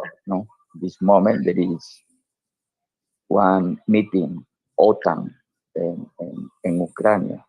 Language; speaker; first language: English; non-native, learner; Spanish